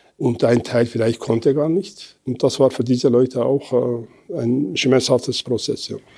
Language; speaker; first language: German; non-native, fluent; Kurdish